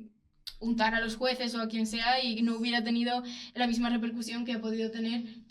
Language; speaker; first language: Spanish; native; Spanish